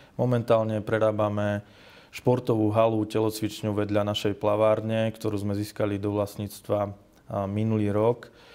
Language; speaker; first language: Slovak; native; Slovak